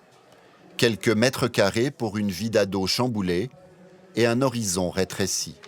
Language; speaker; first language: French; native; French